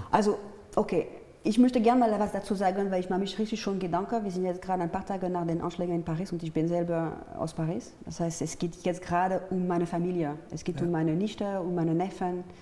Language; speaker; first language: German; non-native, fluent; French